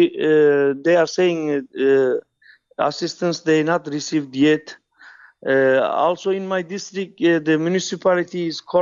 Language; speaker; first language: English; non-native, fluent; Turkish